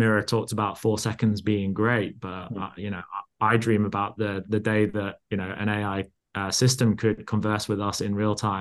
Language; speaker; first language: English; native; English